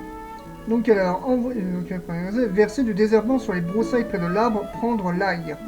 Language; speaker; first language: French; native; French